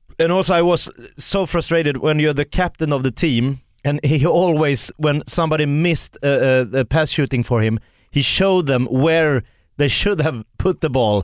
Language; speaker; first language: English; non-native, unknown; Swedish